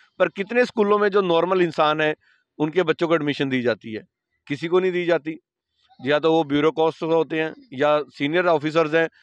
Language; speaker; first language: Hindi; native; Hindi